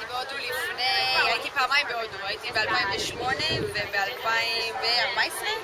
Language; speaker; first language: Hebrew; native; Hebrew